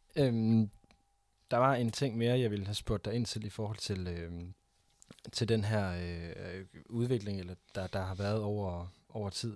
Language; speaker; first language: Danish; native; Danish